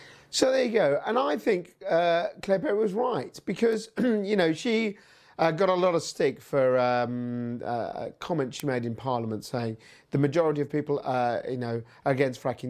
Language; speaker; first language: English; native; English